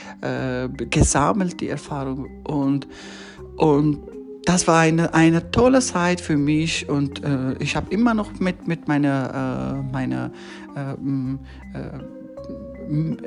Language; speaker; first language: German; non-native, learner; Persian